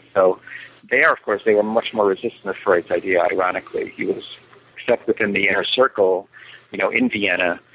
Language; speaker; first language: English; native; English